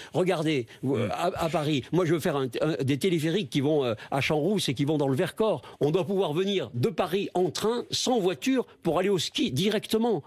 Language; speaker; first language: French; native; French